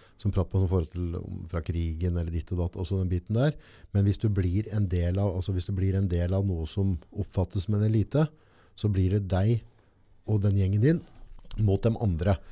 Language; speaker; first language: Norwegian; native; Norwegian